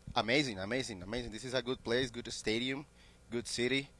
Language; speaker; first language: English; non-native, learner; Spanish